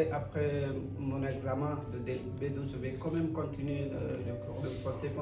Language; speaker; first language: French; non-native, fluent; Bangla